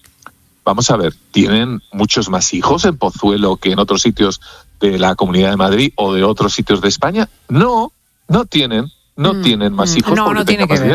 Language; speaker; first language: Spanish; native; Spanish